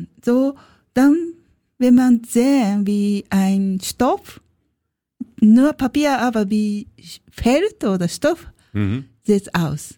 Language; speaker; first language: German; non-native, learner; Japanese